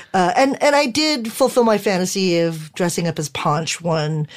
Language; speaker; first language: English; early bilingual, other home language; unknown